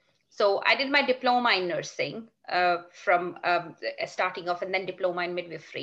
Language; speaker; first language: English; non-native, local second language; Urdu